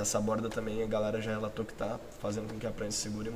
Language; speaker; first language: Portuguese; native; Portuguese